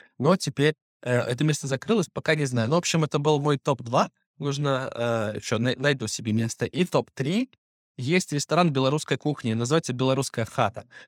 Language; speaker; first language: Russian; native; Russian